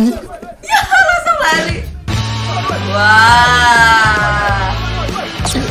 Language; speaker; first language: Indonesian; native; Indonesian